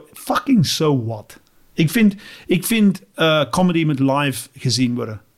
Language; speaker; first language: Dutch; non-native, fluent; English